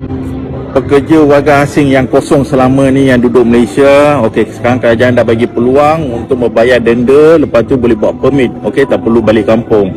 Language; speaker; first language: Malay; native; Malay